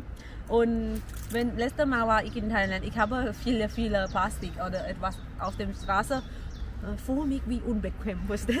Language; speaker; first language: German; non-native, learner; Thai